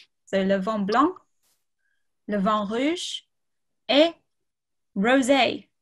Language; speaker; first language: French; non-native, fluent; English